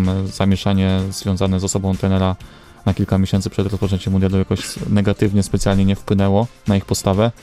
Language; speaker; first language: Polish; native; Polish